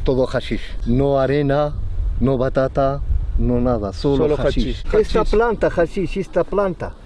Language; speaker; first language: Spanish; non-native, learner; Arabic